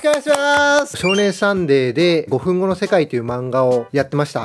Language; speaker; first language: Japanese; native; Japanese